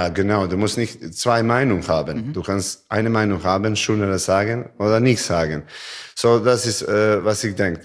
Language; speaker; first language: German; non-native, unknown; Serbian